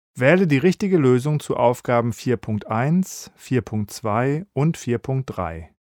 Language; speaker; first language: German; native; German